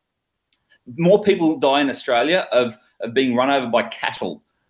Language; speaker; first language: English; native; English